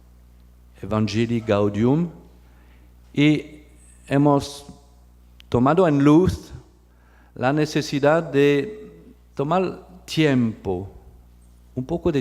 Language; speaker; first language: Spanish; non-native, fluent; French